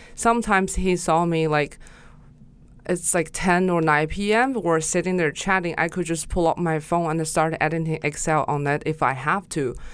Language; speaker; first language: English; non-native, fluent; Chinese